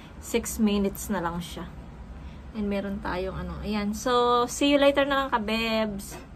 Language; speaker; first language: Filipino; native; Filipino